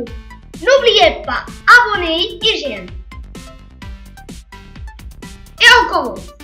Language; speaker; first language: French; non-native, local second language; Arabic